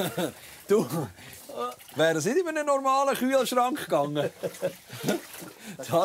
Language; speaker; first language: German; native; German